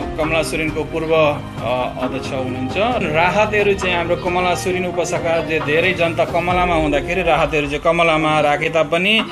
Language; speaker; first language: Nepali; early bilingual, heritage; Nepali